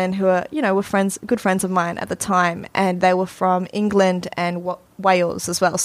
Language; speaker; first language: English; native; English